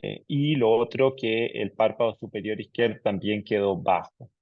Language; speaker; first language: Spanish; native; Spanish